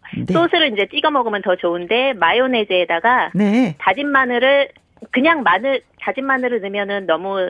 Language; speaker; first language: Korean; native; Korean